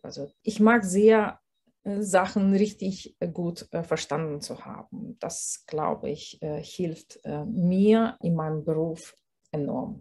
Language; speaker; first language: German; non-native, fluent; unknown